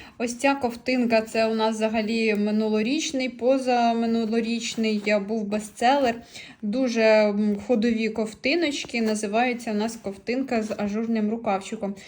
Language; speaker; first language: Ukrainian; native; Ukrainian